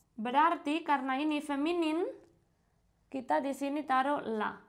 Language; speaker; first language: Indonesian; non-native, fluent; Spanish